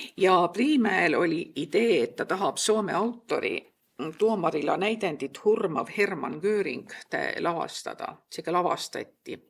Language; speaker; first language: Estonian; native; Estonian